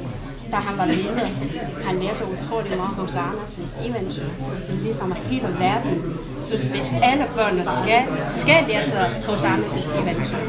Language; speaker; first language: Danish; non-native, fluent; Chinese